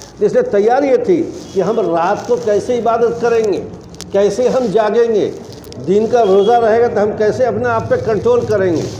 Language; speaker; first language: Urdu; native; Urdu